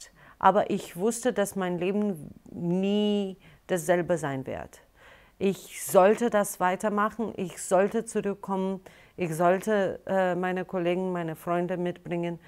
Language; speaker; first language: German; non-native, fluent; Russian